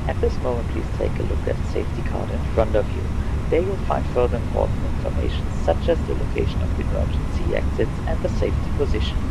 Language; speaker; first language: English; non-native, fluent; German